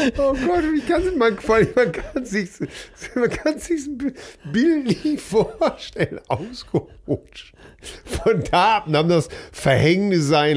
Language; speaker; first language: German; native; German